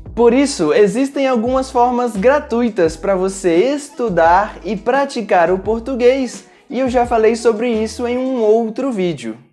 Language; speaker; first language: Portuguese; native; Portuguese